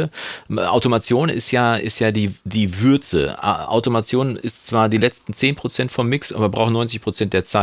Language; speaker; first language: German; native; German